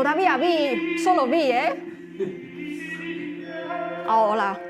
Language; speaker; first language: Spanish; non-native, fluent; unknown